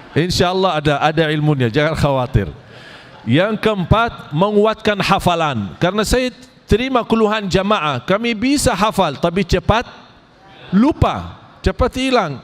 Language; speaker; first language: Malay; non-native, fluent; Arabic